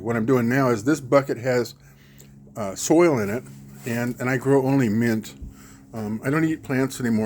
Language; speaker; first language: English; native; English